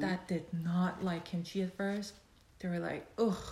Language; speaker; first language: English; non-native, fluent; Korean